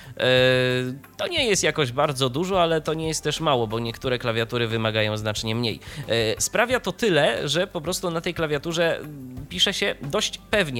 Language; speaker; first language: Polish; native; Polish